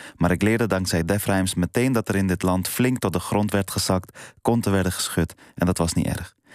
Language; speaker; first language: Dutch; early bilingual, other home language; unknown